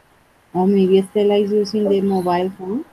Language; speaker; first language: English; non-native, fluent; Spanish